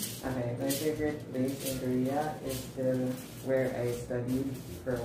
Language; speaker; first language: English; non-native, local second language; Filipino